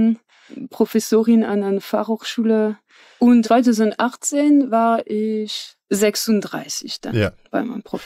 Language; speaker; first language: German; non-native, fluent; French